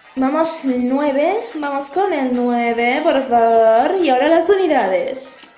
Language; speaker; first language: Spanish; native; Spanish